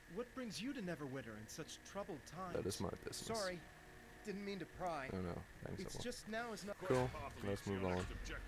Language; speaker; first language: English; non-native, fluent; Danish